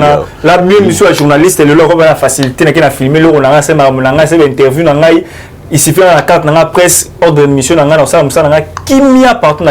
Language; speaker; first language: French; non-native, local second language; Lingala